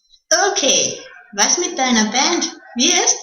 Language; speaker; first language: German; non-native, learner; Danish